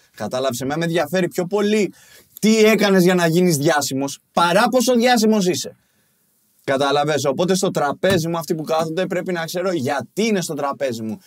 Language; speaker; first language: Greek; early bilingual, other home language; Albanian